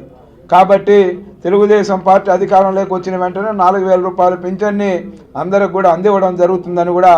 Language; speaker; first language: Telugu; native; Telugu